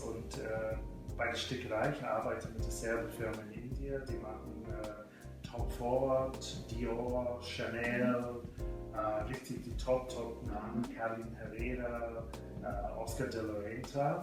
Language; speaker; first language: German; non-native, fluent; English